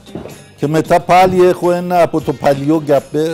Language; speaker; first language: Greek; non-native, fluent; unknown